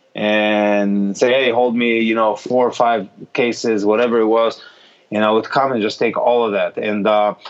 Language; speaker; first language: English; non-native, fluent; Hebrew